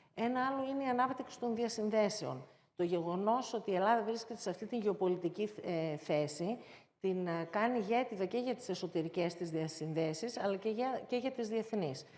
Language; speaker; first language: Greek; native; Greek